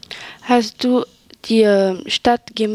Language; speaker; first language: German; non-native, local second language; French